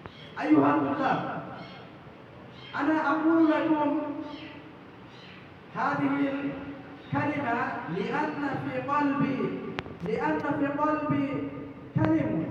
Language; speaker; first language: Arabic; non-native, fluent; Bangla